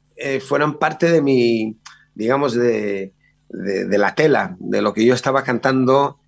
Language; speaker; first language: Spanish; early bilingual, other home language; Hebrew